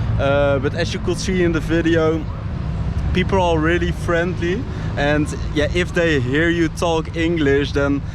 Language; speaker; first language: English; non-native, fluent; Dutch